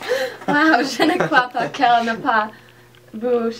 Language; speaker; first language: French; non-native, learner; English